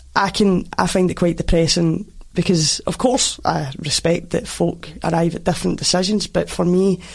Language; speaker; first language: English; native; English